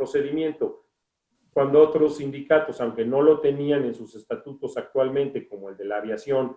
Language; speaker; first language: Spanish; native; Spanish